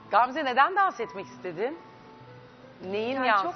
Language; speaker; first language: Turkish; native; Turkish